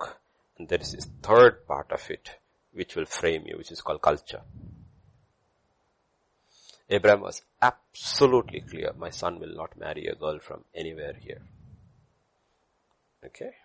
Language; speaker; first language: English; non-native, local second language; Malayalam